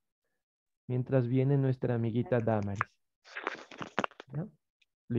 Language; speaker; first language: Spanish; native; Spanish